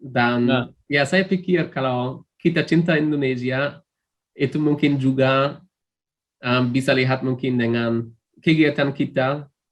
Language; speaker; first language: Indonesian; non-native, fluent; German